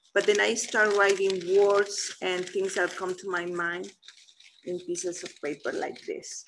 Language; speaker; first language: English; non-native, fluent; Spanish